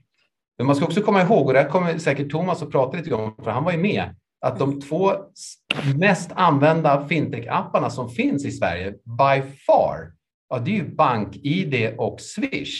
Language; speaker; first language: Swedish; native; Swedish